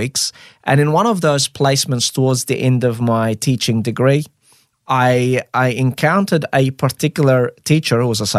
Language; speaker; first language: English; non-native, fluent; Arabic